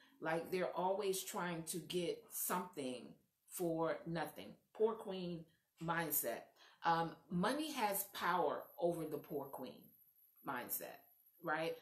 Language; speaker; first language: English; native; English